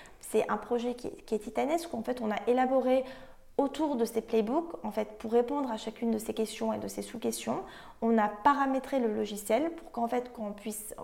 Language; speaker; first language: French; native; French